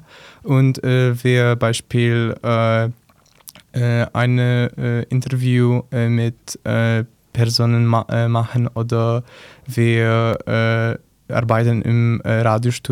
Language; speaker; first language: German; non-native, learner; Polish